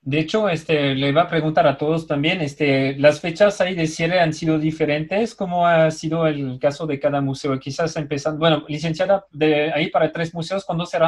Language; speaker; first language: Spanish; native; Spanish